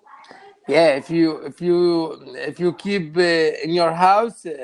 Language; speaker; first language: English; non-native, learner; Arabic